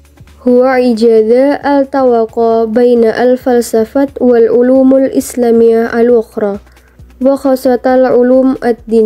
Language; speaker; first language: Arabic; non-native, learner; Indonesian